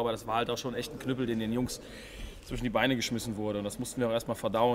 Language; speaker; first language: German; native; German